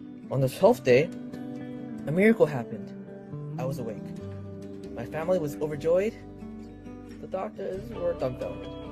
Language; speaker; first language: English; early bilingual, other home language; Chinese